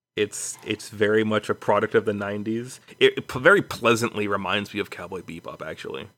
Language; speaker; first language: English; native; English